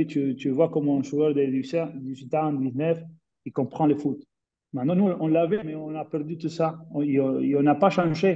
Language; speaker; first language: French; non-native, fluent; Spanish